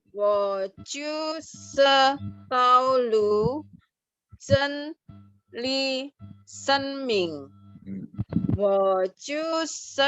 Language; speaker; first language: Chinese; non-native, learner; Indonesian